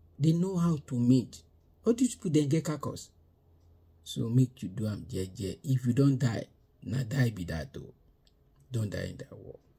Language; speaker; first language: Nigerian Pidgin; non-native, local second language; Yoruba